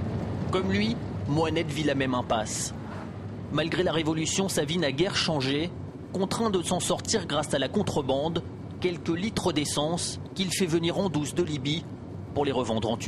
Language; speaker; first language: French; native; French